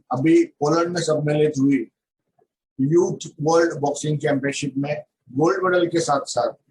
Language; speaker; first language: Hindi; non-native, local second language; Marathi